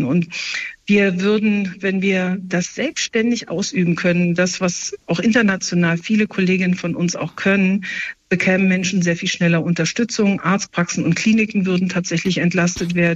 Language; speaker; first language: German; native; German